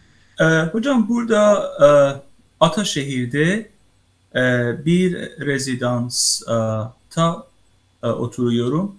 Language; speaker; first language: Turkish; non-native, learner; Persian